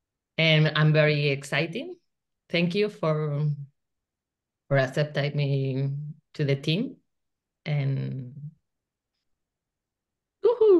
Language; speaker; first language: English; non-native, learner; Spanish